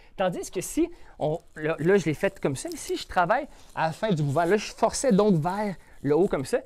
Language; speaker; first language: French; native; French